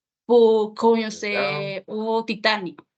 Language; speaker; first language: Portuguese; non-native, learner; Spanish